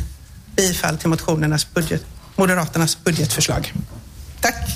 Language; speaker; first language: Swedish; native; Swedish